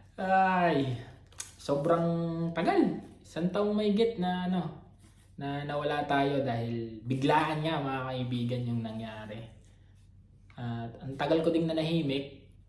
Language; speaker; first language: Filipino; native; Filipino